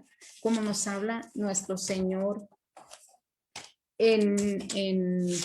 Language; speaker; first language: Spanish; native; Spanish